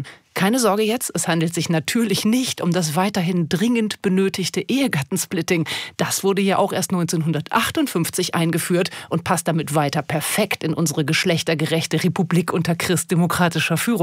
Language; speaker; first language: German; native; German